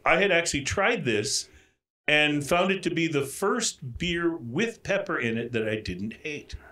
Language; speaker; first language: English; native; English